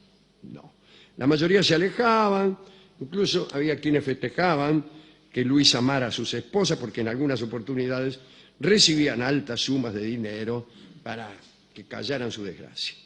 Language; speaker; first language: Spanish; native; Spanish